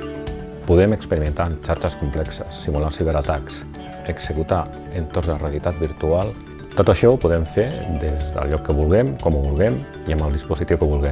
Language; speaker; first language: Catalan; native; Catalan